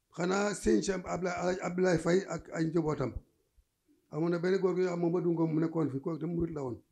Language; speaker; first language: Wolof; native; Wolof